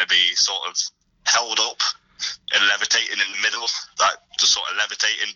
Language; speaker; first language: English; native; English